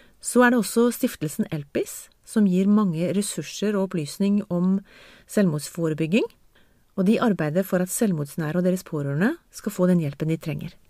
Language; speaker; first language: Norwegian; native; Norwegian